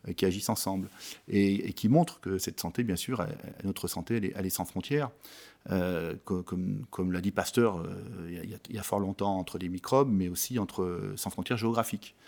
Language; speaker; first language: French; native; French